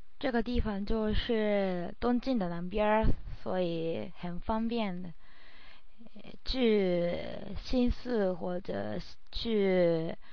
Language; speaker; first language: Chinese; non-native, learner; Japanese